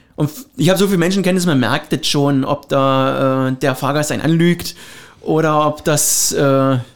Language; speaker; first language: German; native; German